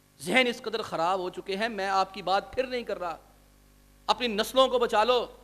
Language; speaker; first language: Urdu; non-native, local second language; Punjabi